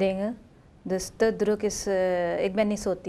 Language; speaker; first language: Dutch; non-native, learner; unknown